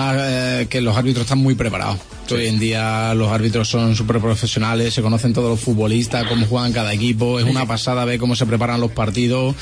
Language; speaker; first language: Spanish; native; Spanish